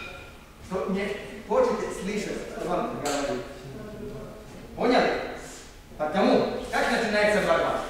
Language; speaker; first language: Russian; non-native, learner; Serbian